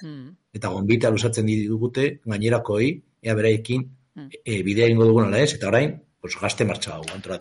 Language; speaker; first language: Basque; native; Basque